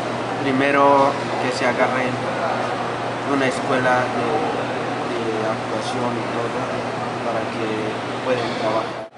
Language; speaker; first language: Spanish; non-native, local second language; Tzotzil